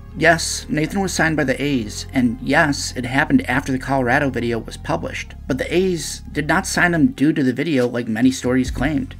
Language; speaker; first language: English; native; English